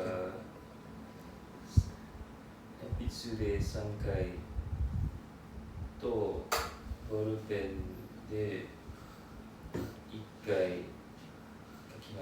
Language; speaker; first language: Japanese; non-native, learner; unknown